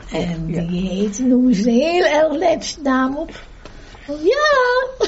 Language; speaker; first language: Dutch; native; Dutch